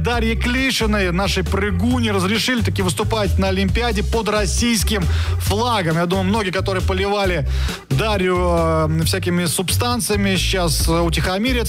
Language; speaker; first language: Russian; native; Russian